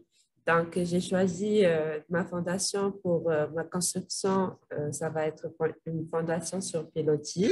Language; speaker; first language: French; non-native, local second language; Arabic